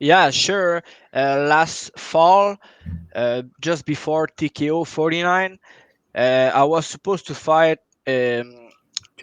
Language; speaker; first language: English; non-native, local second language; French